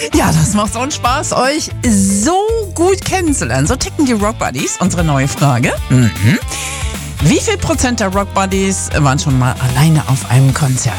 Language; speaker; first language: German; native; German